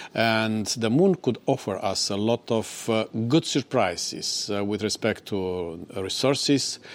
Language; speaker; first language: English; non-native, fluent; Romanian